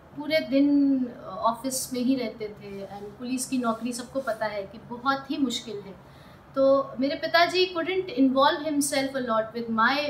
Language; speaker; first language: Hindi; native; Hindi